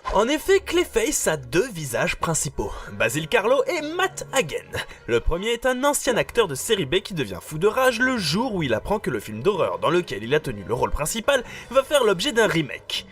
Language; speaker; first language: French; native; French